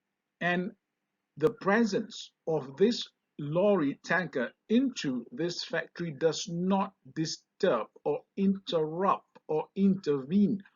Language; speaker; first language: English; non-native, local second language; Malay